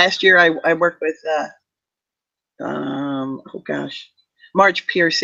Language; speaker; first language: English; native; English